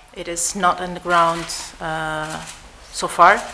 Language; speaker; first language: English; non-native, fluent; Italian